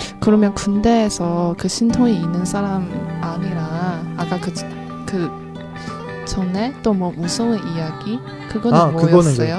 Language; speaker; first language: Korean; non-native, fluent; Chinese